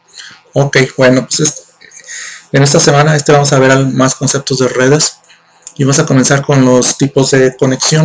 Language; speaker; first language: Spanish; native; Spanish